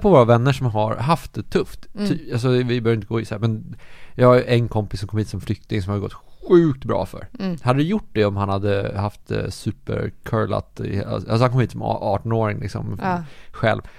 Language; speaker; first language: Swedish; native; Swedish